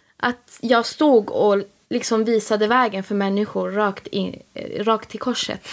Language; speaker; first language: Swedish; early bilingual, other home language; Spanish